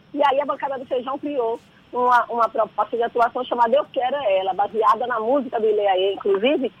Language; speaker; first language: Portuguese; native; Portuguese